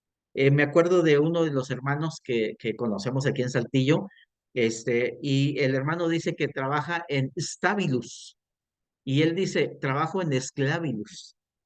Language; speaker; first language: Spanish; native; Spanish